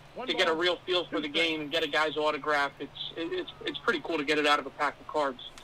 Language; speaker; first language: English; native; English